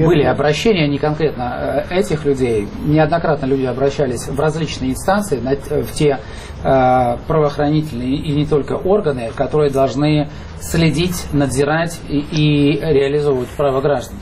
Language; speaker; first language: Russian; native; Russian